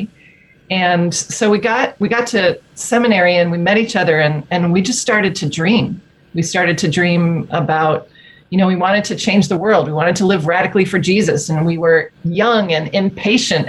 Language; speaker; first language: English; native; English